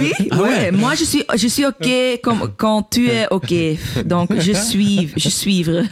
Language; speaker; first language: French; non-native, local second language; Dutch